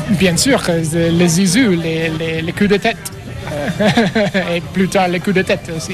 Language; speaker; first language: French; non-native, learner; English